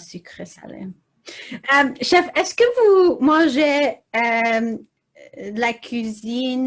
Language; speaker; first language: French; non-native, learner; English